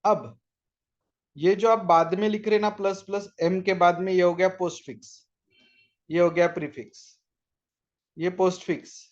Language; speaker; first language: Hindi; non-native, local second language; Marathi